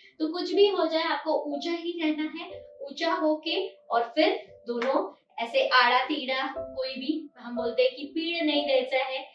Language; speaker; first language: Hindi; non-native, local second language; Marathi